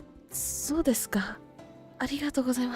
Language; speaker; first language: Japanese; non-native, learner; Vietnamese